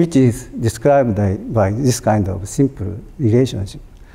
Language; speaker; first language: English; non-native, fluent; Japanese